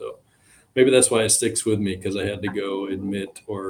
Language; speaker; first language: English; native; English